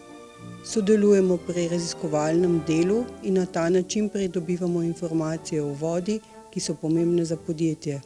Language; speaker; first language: Slovenian; native; Slovenian